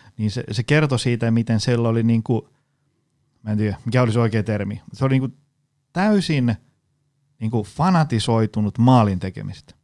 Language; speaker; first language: Finnish; native; Finnish